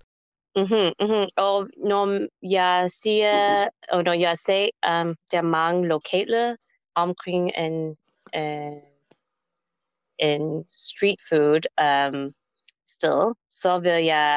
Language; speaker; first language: Danish; non-native, learner; English